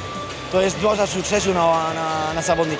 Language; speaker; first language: Polish; non-native, learner; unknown